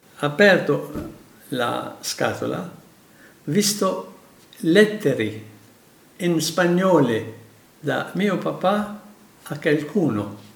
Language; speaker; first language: Italian; non-native, learner; Arabic